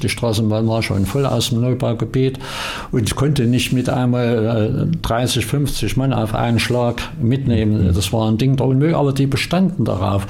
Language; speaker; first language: German; native; German